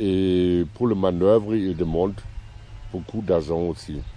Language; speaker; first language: French; non-native, fluent; German